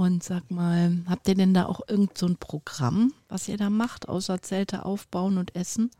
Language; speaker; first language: German; native; German